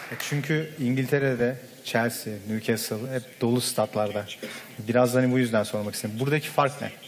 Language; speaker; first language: Turkish; native; Turkish